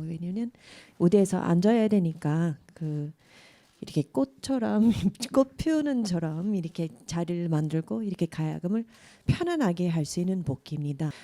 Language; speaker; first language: Korean; non-native, fluent; English